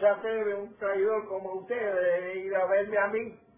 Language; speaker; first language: Spanish; native; Spanish